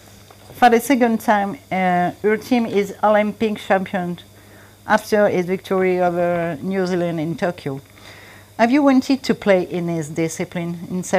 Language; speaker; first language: English; non-native, learner; French